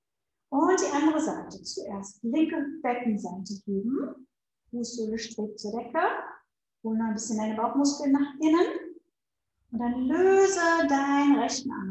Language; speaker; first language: German; native; German